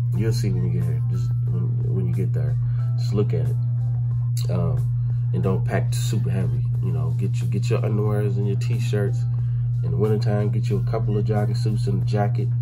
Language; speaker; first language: English; native; English